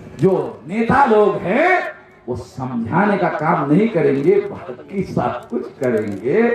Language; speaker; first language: Hindi; non-native, local second language; Marathi